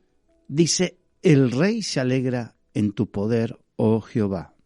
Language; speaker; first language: Spanish; native; Spanish